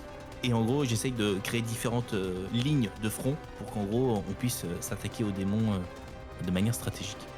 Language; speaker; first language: French; native; French